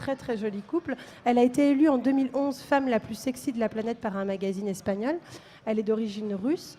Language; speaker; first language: French; native; French